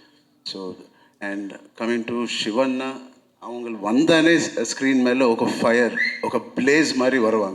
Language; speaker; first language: Tamil; non-native, local second language; Telugu